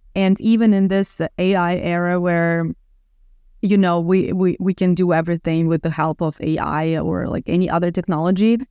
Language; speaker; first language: English; non-native, fluent; Russian